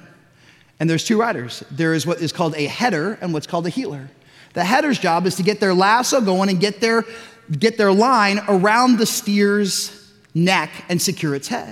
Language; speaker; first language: English; native; English